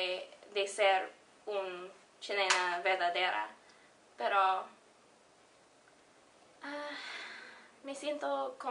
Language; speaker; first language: Spanish; early bilingual, heritage; Spanish